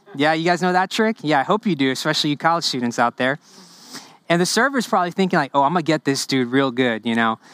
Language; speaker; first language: English; early bilingual, other home language; Spanish